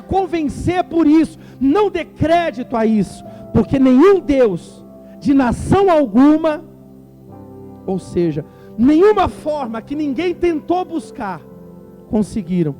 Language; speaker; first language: Portuguese; native; Portuguese